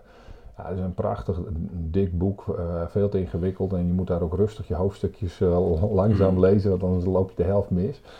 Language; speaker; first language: Dutch; native; Dutch